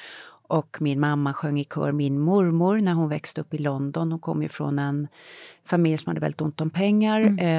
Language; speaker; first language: Swedish; native; Swedish